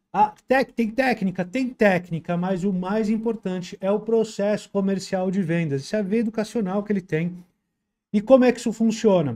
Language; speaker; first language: Portuguese; native; Portuguese